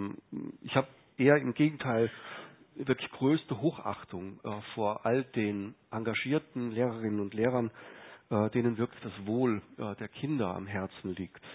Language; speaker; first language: German; native; German